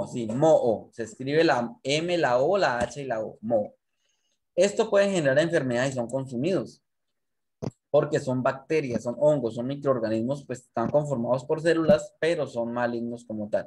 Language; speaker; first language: Spanish; native; Spanish